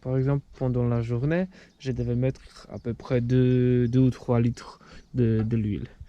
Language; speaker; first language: French; non-native, fluent; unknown